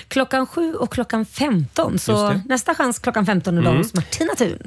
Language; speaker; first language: Swedish; native; Swedish